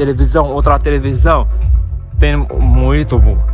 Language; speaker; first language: Portuguese; non-native, learner; Arabic